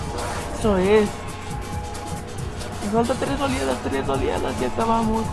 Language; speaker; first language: Spanish; native; Spanish